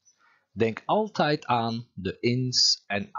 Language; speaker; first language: Dutch; non-native, fluent; Turkish